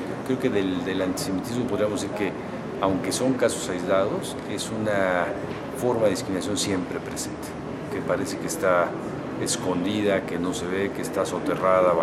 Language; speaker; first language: Spanish; native; Spanish